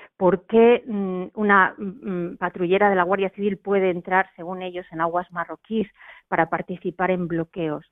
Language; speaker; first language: Spanish; native; Spanish